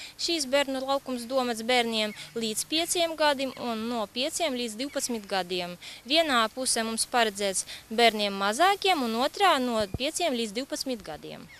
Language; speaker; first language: Latvian; non-native, local second language; Russian